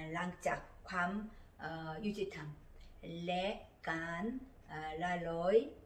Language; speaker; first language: Thai; non-native, learner; Korean